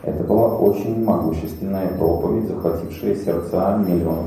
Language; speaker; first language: Russian; native; Russian